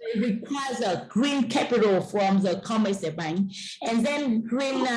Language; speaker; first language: English; non-native, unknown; Vietnamese